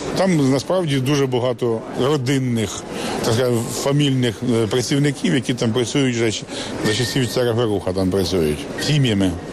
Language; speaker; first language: Ukrainian; native; Ukrainian